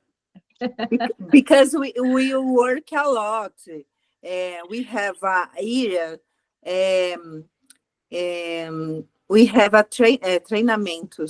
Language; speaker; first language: English; non-native, learner; Portuguese